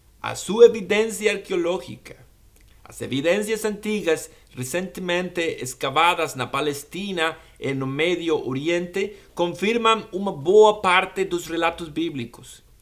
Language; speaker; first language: Portuguese; non-native, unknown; Spanish